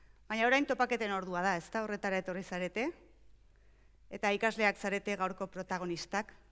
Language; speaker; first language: Basque; early bilingual, heritage; Basque